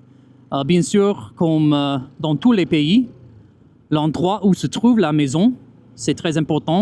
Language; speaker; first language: French; non-native, fluent; English